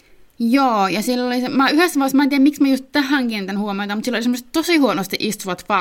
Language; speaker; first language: Finnish; native; Finnish